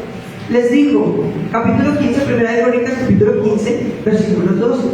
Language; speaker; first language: Spanish; native; Spanish